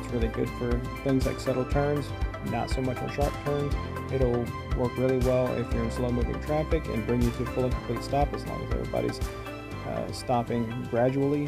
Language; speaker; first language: English; native; English